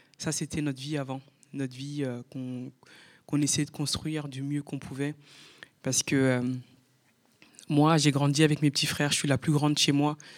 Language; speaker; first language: French; native; French